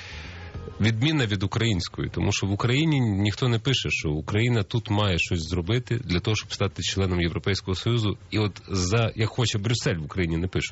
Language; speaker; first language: Ukrainian; native; Ukrainian